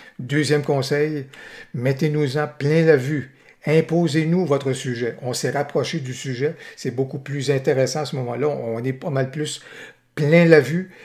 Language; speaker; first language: French; native; French